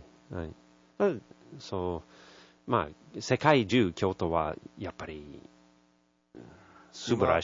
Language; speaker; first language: Japanese; non-native, learner; English